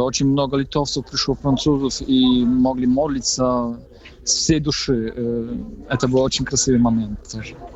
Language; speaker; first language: Russian; non-native, fluent; Polish